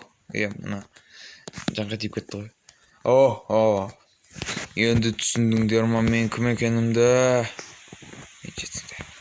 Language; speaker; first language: Kazakh; native; Kazakh